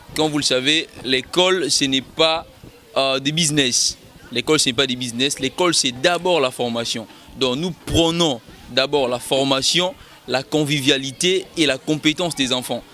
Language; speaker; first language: French; non-native, local second language; Lingala